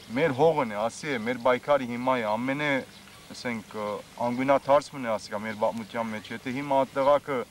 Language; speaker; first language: Armenian; early bilingual, heritage; Armenian